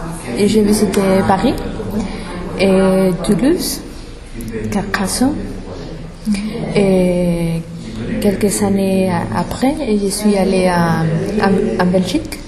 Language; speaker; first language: French; non-native, learner; Spanish